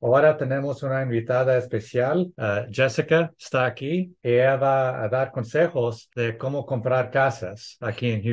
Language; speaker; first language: Spanish; early bilingual, heritage; English